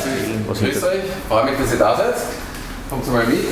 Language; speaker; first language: German; native; German